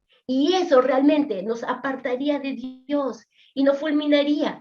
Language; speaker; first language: Spanish; native; Spanish